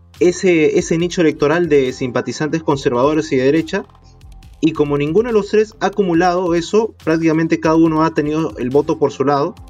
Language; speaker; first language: Spanish; native; Spanish